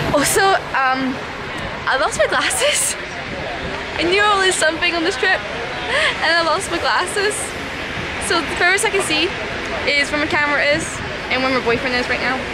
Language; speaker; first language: English; native; English